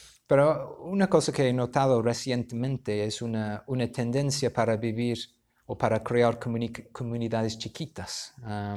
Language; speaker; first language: Spanish; non-native, fluent; English